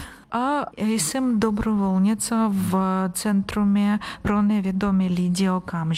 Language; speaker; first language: Czech; non-native, learner; Ukrainian